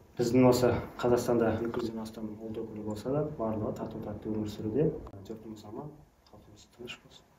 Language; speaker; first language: Kazakh; native; Kazakh